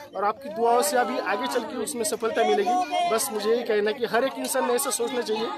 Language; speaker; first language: Hindi; native; Hindi